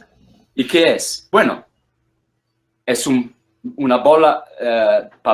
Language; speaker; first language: Spanish; non-native, fluent; English